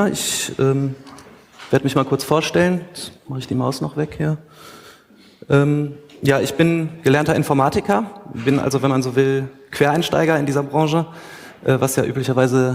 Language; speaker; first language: German; native; German